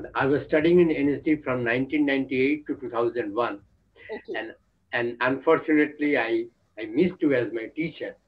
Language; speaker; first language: English; non-native, local second language; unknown